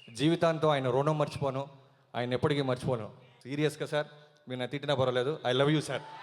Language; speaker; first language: Telugu; native; Telugu